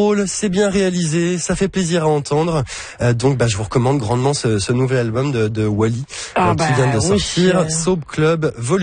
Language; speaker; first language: French; native; French